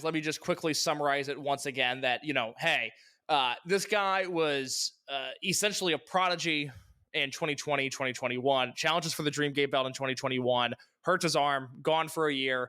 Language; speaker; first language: English; native; English